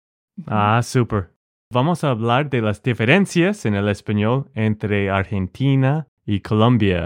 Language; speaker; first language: Spanish; non-native, fluent; English